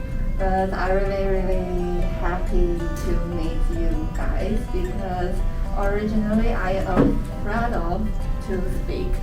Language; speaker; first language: English; non-native, learner; Chinese